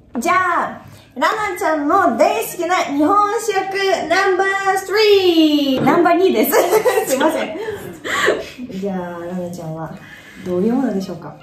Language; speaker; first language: Japanese; non-native, fluent; Russian